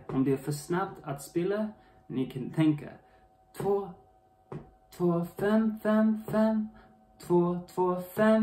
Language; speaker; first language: Swedish; non-native, learner; English